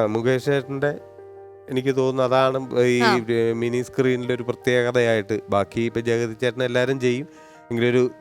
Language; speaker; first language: Malayalam; native; Malayalam